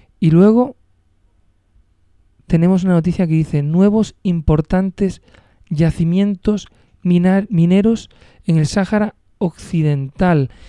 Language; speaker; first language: Spanish; native; Spanish